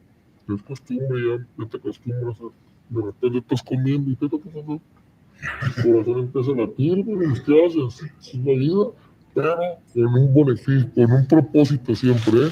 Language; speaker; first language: Spanish; native; Spanish